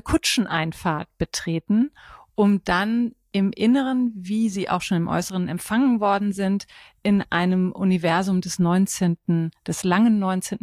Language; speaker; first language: German; native; German